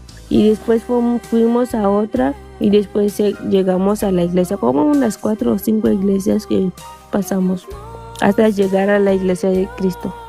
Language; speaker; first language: Spanish; non-native, fluent; Portuguese